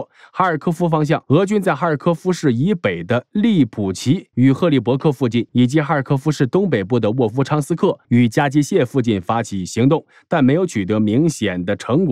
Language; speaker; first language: Chinese; native; Chinese